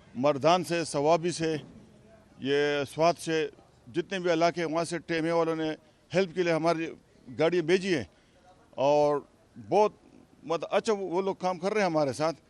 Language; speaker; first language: Urdu; non-native, local second language; Pashto